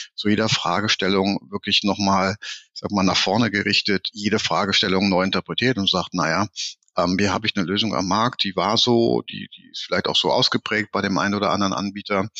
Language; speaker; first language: German; native; German